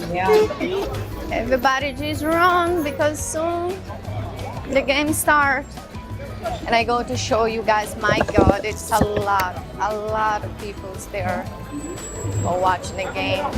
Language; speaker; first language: English; non-native, learner; Portuguese